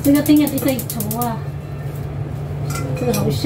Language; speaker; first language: Chinese; non-native, learner; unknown